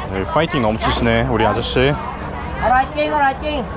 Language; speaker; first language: Korean; native; Korean